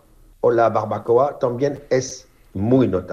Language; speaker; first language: Spanish; non-native, learner; French